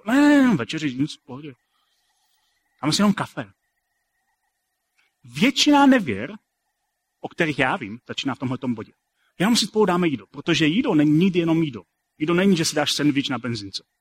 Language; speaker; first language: Czech; native; Czech